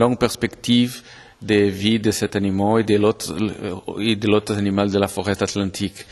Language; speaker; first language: French; non-native, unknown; Portuguese